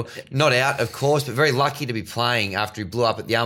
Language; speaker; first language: English; native; English